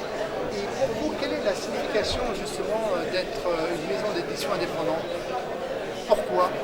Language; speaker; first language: French; native; French